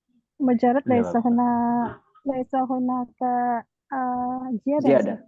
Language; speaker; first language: Arabic; non-native, learner; Indonesian